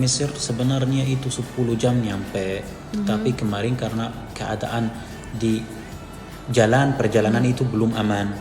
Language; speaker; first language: Indonesian; non-native, fluent; Arabic